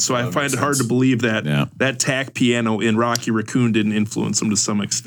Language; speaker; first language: English; native; English